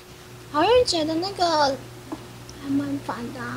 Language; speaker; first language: Chinese; native; Chinese